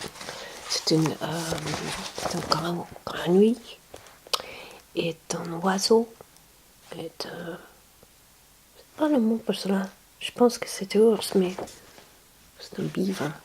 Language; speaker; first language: French; non-native, learner; English